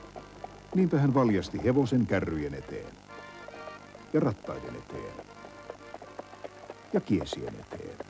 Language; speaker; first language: Finnish; native; Finnish